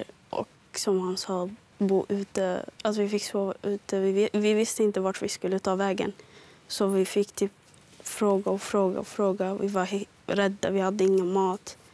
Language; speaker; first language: Swedish; early bilingual, other home language; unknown